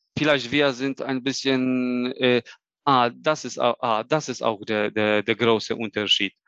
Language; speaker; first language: German; non-native, fluent; Polish